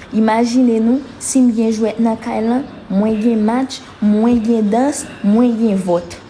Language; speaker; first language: French; non-native, learner; Haitian Creole